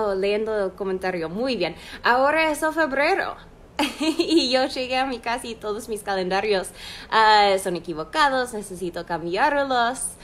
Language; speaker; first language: Spanish; non-native, fluent; English